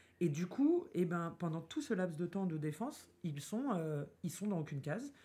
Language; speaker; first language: French; native; French